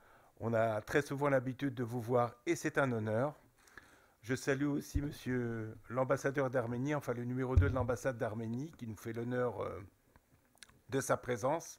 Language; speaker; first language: French; native; French